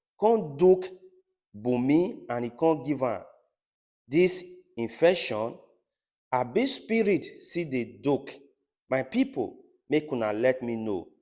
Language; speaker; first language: Nigerian Pidgin; native; Nigerian Pidgin